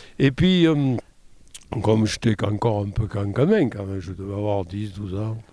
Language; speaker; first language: French; native; French